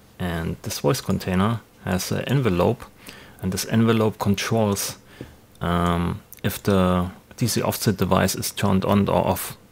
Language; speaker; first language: English; non-native, fluent; German